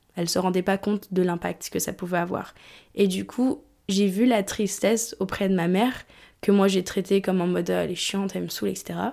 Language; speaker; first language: French; early bilingual, other home language; English